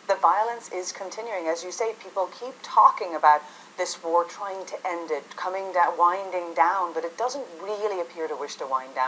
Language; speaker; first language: English; native; English